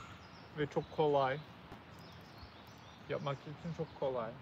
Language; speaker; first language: Turkish; non-native, learner; English